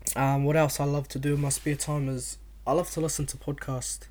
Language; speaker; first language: English; native; English